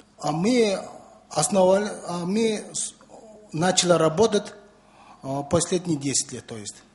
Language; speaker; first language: Russian; non-native, learner; Mongolian